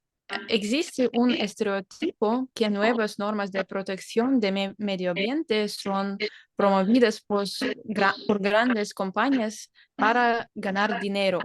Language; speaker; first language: Spanish; non-native, learner; Russian